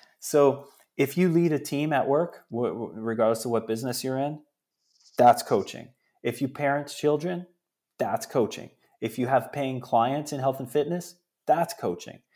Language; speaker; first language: English; early bilingual, other home language; Italian